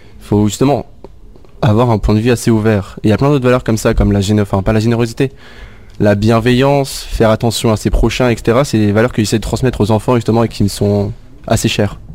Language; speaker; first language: French; early bilingual, other home language; Arabic